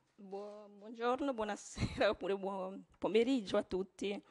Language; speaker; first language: Italian; non-native, fluent; Kinyarwanda